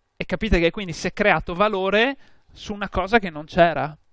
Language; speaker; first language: Italian; native; Italian